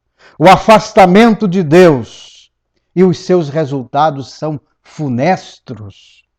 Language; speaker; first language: Portuguese; native; Portuguese